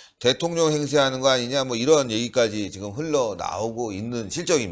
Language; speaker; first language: Korean; native; Korean